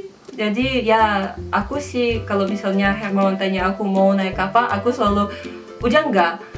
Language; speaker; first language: Indonesian; non-native, fluent; Russian